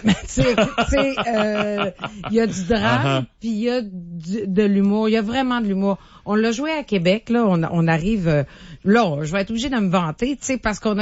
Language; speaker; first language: French; native; French